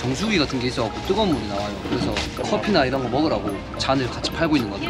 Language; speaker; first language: Korean; native; Korean